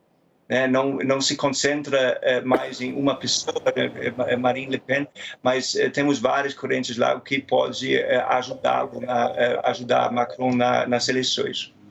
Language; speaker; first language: Portuguese; non-native, fluent; German